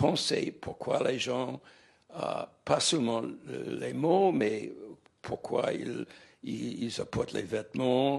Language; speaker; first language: French; non-native, fluent; English